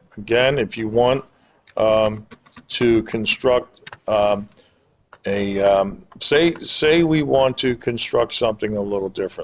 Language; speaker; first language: English; native; English